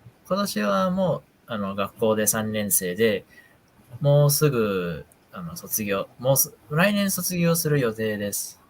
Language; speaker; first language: Japanese; non-native, fluent; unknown